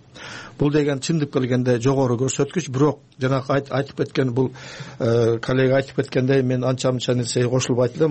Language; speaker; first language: Kyrgyz; native; Kyrgyz